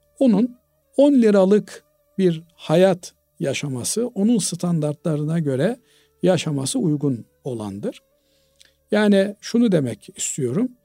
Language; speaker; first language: Turkish; native; Turkish